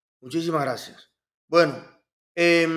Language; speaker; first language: Spanish; native; Spanish